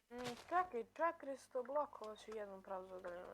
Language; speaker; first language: Bosnian; native; Bosnian